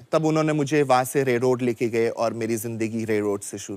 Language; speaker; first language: Hindi; native; Hindi